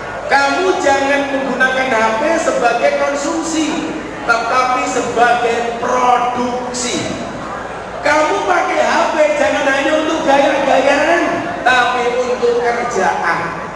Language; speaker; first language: Indonesian; non-native, local second language; Javanese